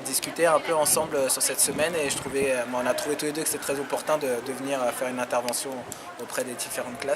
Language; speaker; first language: French; native; French